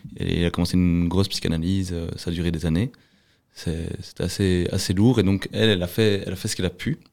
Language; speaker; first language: French; native; French